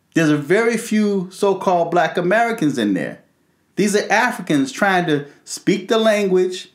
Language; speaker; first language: English; native; English